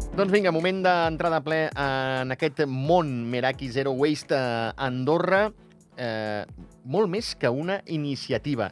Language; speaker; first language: Catalan; native; Catalan